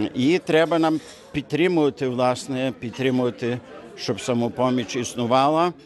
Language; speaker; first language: Ukrainian; native; Ukrainian